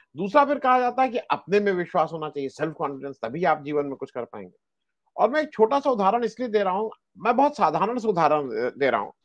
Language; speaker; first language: Hindi; native; Hindi